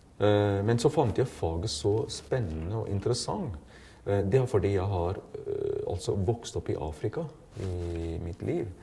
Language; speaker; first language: Norwegian; non-native, fluent; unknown